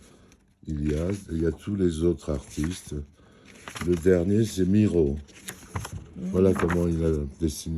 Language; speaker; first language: French; non-native, fluent; Georgian